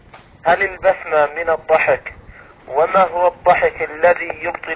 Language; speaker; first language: Arabic; native; Arabic